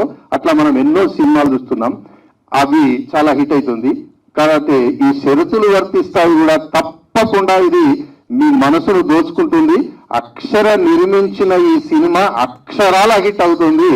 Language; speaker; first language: Telugu; native; Telugu